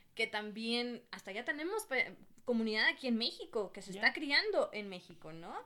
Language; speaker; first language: Spanish; early bilingual, heritage; Spanish